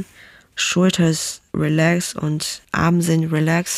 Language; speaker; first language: German; non-native, learner; Chinese